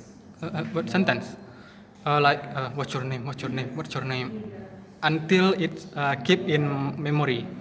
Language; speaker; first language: English; non-native, learner; Indonesian